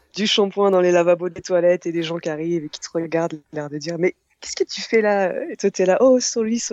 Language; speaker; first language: French; native; French